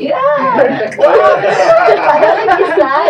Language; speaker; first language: Indonesian; native; Indonesian